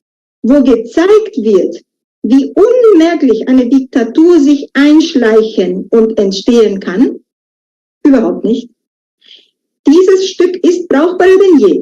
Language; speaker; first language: German; non-native, fluent; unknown